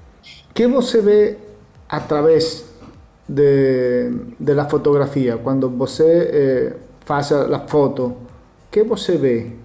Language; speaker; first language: Portuguese; non-native, learner; Spanish